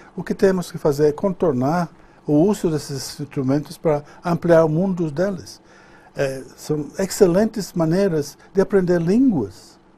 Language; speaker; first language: Portuguese; non-native, fluent; English